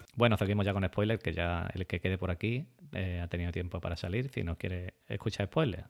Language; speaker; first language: Spanish; native; Spanish